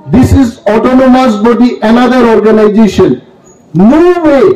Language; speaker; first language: English; non-native, local second language; Bangla